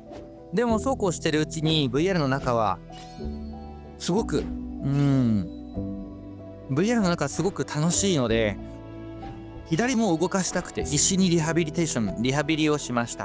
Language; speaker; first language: Japanese; native; Japanese